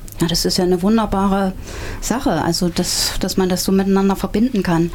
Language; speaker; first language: German; native; German